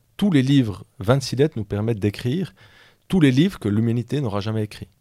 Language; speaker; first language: French; native; French